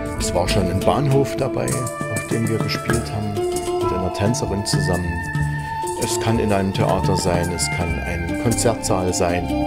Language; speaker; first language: German; native; German